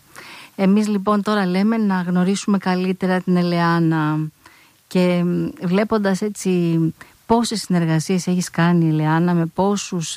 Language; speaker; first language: Greek; native; Greek